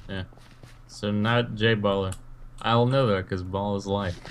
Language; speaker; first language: English; native; English